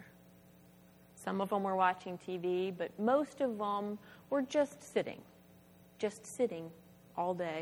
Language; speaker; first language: English; native; English